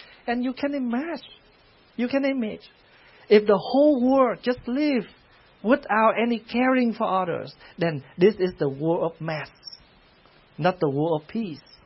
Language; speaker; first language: English; non-native, fluent; Vietnamese